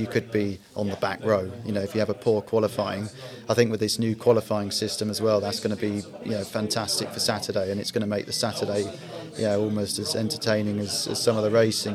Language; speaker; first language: English; native; English